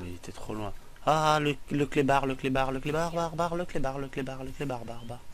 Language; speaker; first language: French; native; French